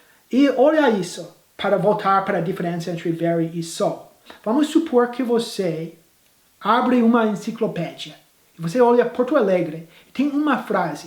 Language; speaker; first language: Portuguese; non-native, fluent; English